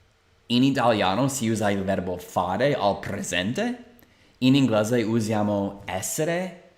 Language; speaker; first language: Italian; non-native, fluent; English